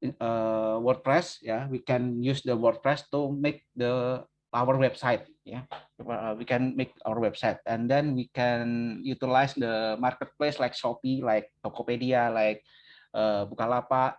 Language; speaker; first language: English; non-native, learner; Indonesian